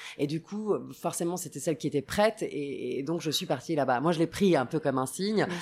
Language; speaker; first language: French; non-native, fluent; Italian